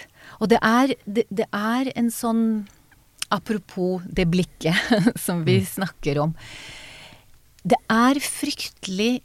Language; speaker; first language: Norwegian; non-native, fluent; Hebrew